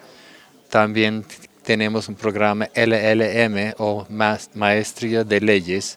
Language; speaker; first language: Spanish; non-native, fluent; English